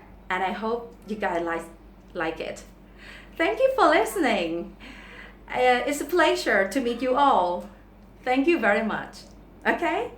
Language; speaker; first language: English; non-native, fluent; Thai